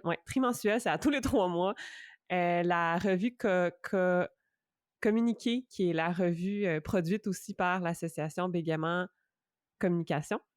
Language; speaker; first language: French; native; French